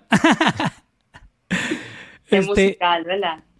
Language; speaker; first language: Spanish; early bilingual, heritage; Spanish